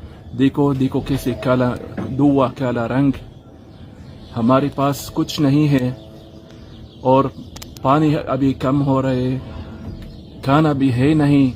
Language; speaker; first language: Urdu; non-native, fluent; Arabic